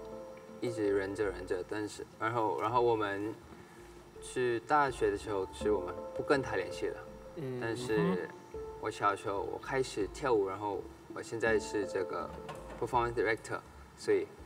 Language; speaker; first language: Chinese; non-native, learner; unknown